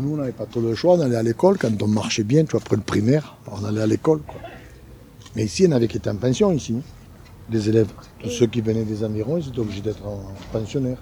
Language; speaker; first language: French; native; French